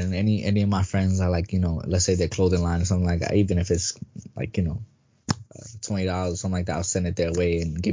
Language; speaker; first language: English; native; English